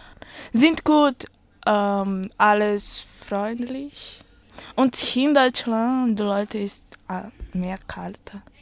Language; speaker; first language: German; non-native, learner; Portuguese